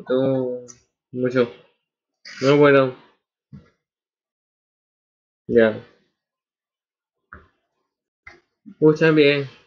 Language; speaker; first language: Spanish; non-native, learner; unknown